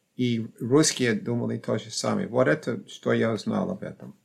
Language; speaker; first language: Russian; non-native, learner; English